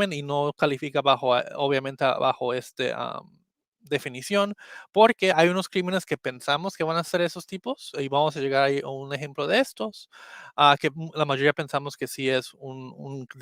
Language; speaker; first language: Spanish; early bilingual, heritage; Spanish